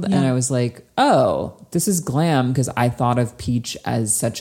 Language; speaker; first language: English; native; English